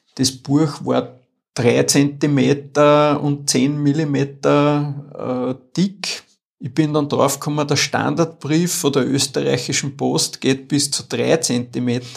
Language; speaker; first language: German; native; German